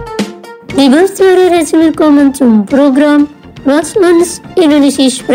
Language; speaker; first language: German; non-native, fluent; Indonesian